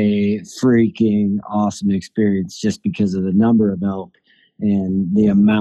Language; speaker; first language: English; native; English